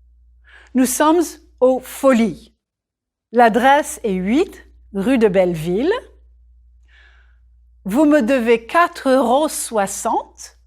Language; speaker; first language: French; non-native, fluent; English